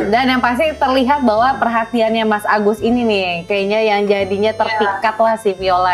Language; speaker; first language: Indonesian; native; Indonesian